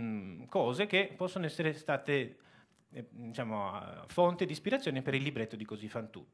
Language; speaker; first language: Italian; native; Italian